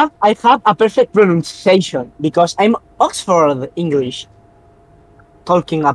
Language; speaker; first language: English; non-native, learner; Spanish